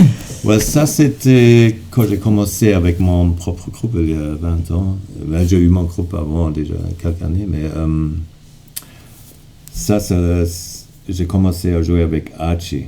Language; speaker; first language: French; non-native, fluent; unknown